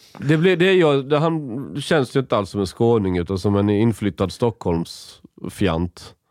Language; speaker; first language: Swedish; native; Swedish